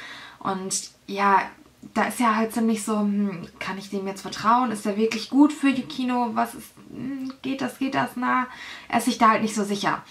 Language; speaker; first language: German; native; German